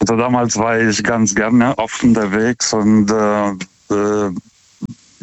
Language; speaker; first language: German; non-native, fluent; Lithuanian